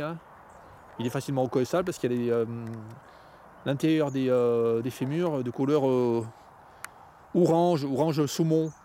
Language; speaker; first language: French; native; French